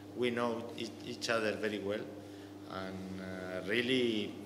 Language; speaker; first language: English; non-native, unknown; Arabic